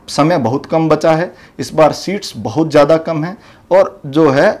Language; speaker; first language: Hindi; native; Hindi